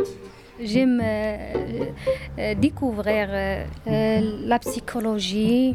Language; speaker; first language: French; non-native, learner; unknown